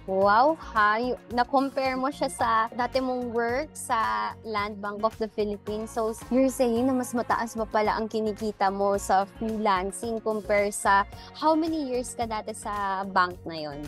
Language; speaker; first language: Filipino; native; Filipino